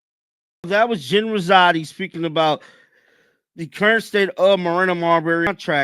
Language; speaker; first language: English; native; English